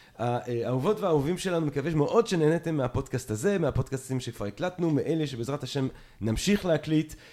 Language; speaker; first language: Hebrew; early bilingual, other home language; French